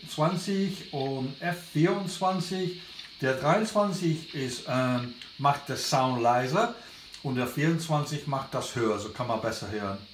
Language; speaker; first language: German; non-native, learner; English